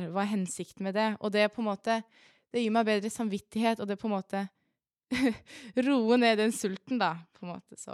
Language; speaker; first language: Norwegian; early bilingual, other home language; Persian